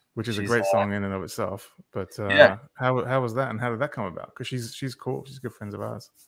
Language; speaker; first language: English; native; English